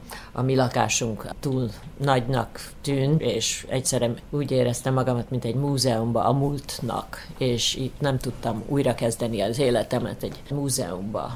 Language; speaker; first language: Hungarian; early bilingual, heritage; Hungarian